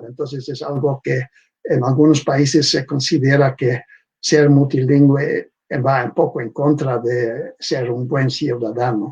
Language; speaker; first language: Spanish; non-native, fluent; Dutch